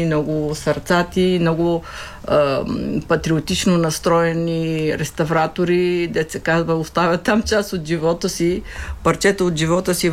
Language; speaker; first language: Bulgarian; native; Bulgarian